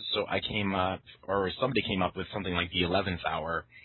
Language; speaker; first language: English; early bilingual, other home language; Chinese